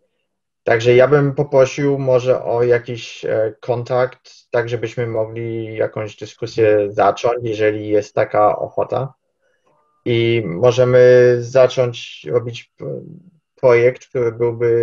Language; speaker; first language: Polish; early bilingual, heritage; Polish